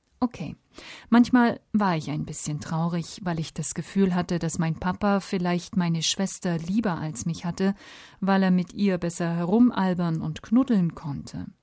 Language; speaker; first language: German; native; German